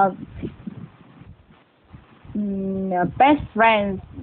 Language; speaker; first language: English; non-native, learner; Vietnamese